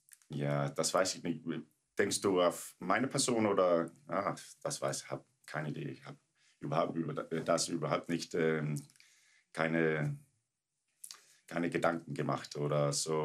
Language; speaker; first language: German; non-native, learner; Danish